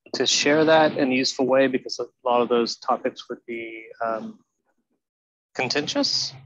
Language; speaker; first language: English; native; English